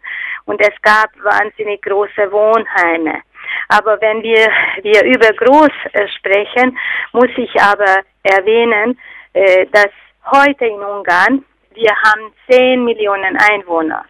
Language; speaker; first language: German; non-native, fluent; Hungarian